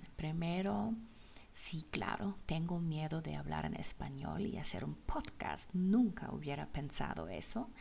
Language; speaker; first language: Spanish; non-native, fluent; German